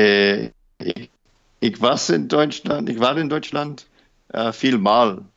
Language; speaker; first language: German; non-native, learner; English